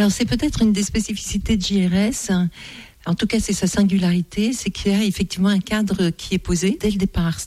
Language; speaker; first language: French; native; French